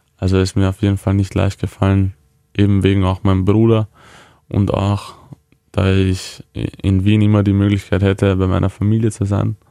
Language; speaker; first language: German; early bilingual, other home language; Croatian